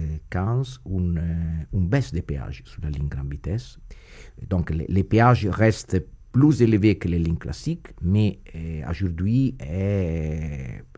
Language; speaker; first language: French; non-native, fluent; Italian